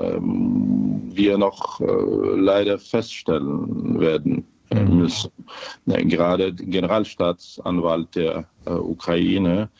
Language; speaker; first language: German; non-native, fluent; Ukrainian